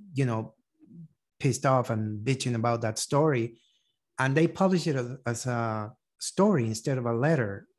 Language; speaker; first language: English; non-native, fluent; Spanish